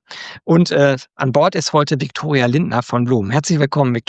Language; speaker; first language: German; native; German